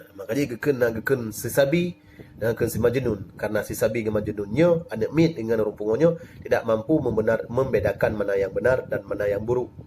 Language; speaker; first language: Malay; non-native, local second language; Achinese